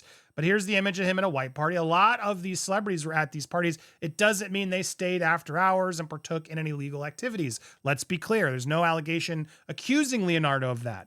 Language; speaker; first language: English; native; English